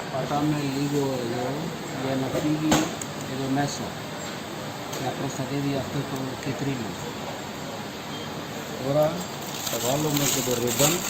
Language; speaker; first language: Greek; non-native, learner; Urdu